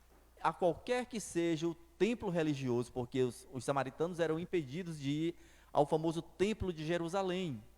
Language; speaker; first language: Portuguese; native; Portuguese